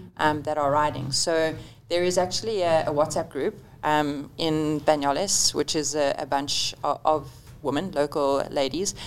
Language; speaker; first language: English; native; English